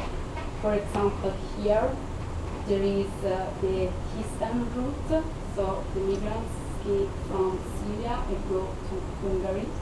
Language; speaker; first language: English; non-native, fluent; Italian